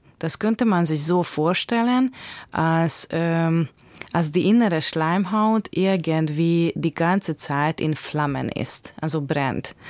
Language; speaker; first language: German; non-native, fluent; Hungarian